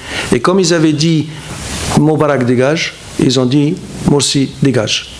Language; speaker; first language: French; non-native, fluent; Arabic